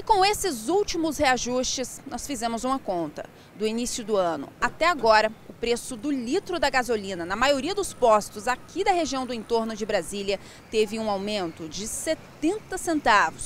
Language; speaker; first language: Portuguese; native; Portuguese